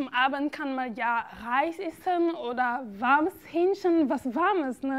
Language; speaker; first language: German; non-native, fluent; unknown